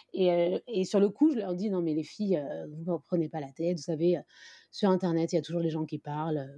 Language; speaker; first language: French; native; French